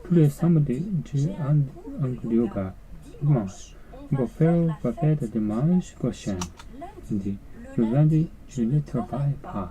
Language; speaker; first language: French; non-native, learner; Japanese